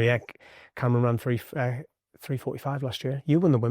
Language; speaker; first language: English; native; English